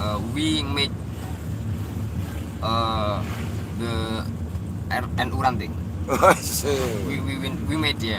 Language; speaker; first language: English; non-native, learner; Indonesian